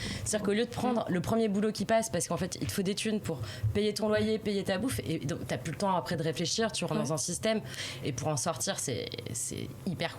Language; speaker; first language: French; native; French